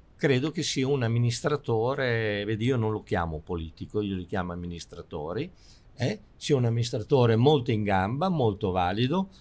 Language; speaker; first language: Italian; native; Italian